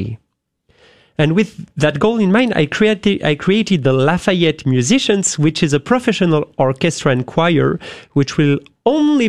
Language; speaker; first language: English; non-native, fluent; French